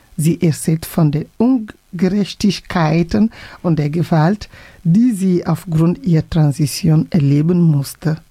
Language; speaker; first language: German; non-native, fluent; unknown